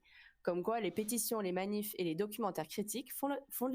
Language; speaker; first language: French; native; French